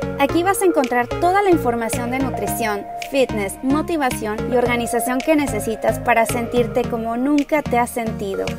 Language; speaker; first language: Spanish; native; Spanish